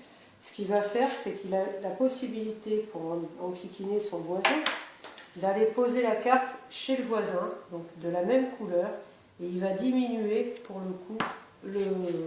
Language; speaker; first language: French; native; French